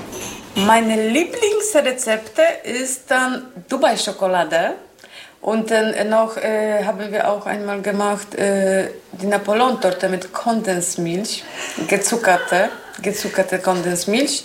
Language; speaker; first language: German; non-native, learner; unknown